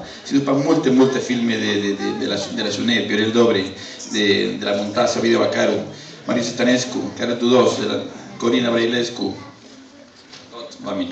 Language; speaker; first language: Romanian; non-native, learner; Spanish